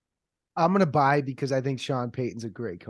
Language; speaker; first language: English; native; English